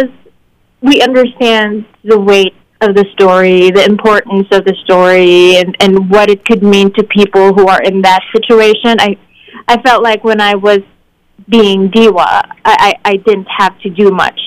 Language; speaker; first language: English; non-native, local second language; Filipino